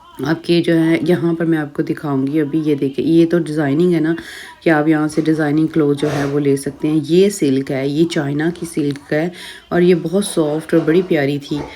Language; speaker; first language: Urdu; native; Urdu